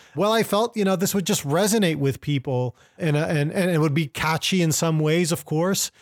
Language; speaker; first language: English; native; English